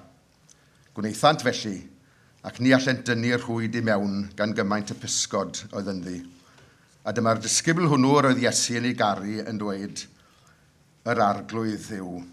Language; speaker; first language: Welsh; native; Welsh